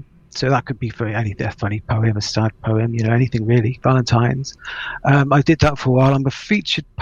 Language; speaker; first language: English; native; English